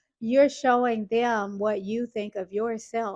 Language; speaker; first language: English; native; English